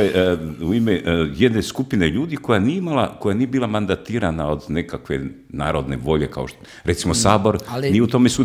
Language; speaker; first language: Croatian; native; Croatian